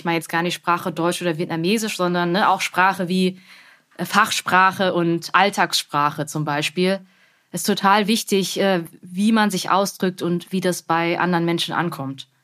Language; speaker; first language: German; early bilingual, other home language; Vietnamese